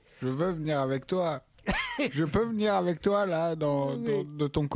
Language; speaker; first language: French; native; French